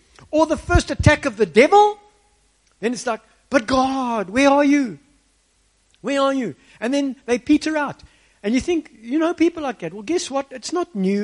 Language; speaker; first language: English; native; English